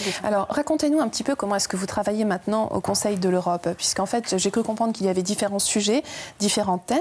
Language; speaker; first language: French; native; French